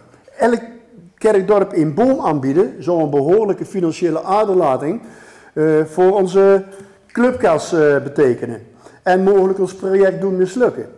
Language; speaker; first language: Dutch; native; Dutch